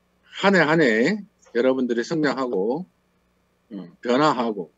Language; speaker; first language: Korean; native; Korean